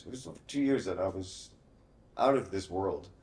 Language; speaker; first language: English; native; English